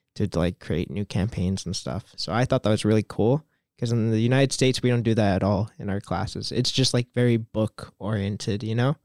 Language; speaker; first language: English; native; English